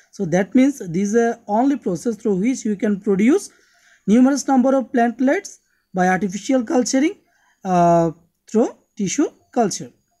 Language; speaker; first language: English; non-native, local second language; Bangla